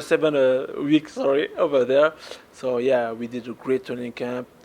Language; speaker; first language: English; non-native, learner; French